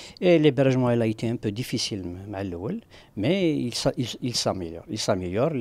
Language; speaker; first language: French; non-native, local second language; Arabic